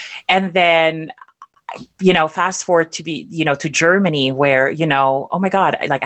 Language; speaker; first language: English; non-native, local second language; German